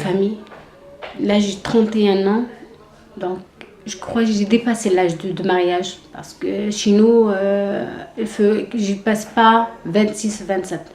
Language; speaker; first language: French; non-native, learner; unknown